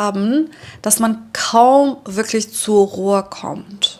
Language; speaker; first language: German; non-native, fluent; Persian